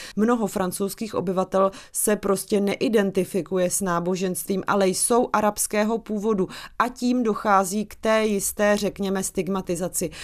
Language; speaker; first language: Czech; native; Czech